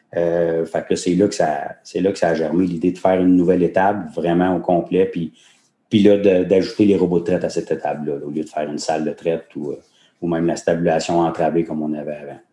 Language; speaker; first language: French; native; French